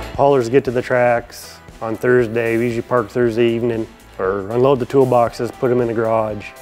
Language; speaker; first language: English; native; English